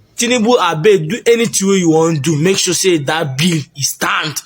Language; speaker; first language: Nigerian Pidgin; native; Nigerian Pidgin